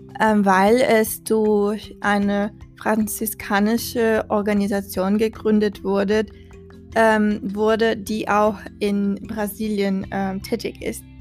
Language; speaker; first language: German; non-native, fluent; Portuguese